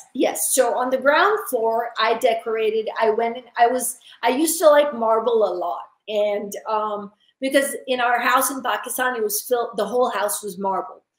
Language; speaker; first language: English; early bilingual, other home language; Urdu